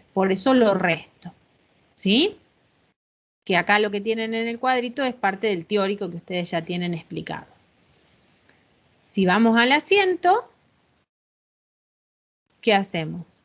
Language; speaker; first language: Spanish; native; Spanish